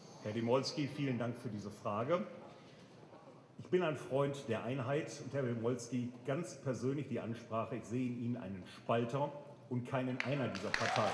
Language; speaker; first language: German; native; German